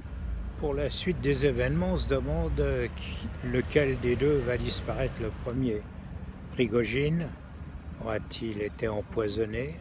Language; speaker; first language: French; native; French